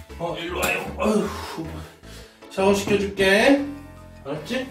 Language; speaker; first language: Korean; native; Korean